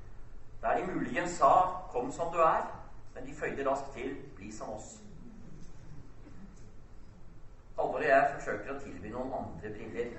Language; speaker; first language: Norwegian; native; Norwegian